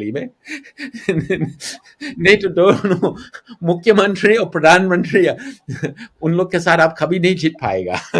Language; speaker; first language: Hindi; non-native, fluent; English